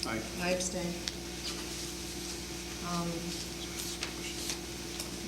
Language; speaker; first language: English; native; English